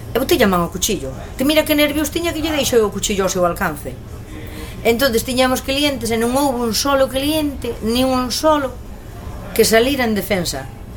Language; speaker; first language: Galician; native; Galician